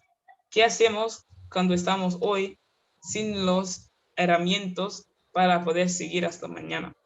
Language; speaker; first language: Spanish; non-native, fluent; Kinyarwanda